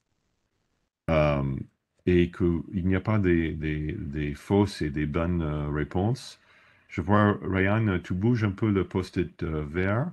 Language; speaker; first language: French; non-native, fluent; English